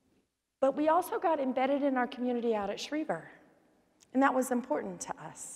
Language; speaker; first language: English; native; English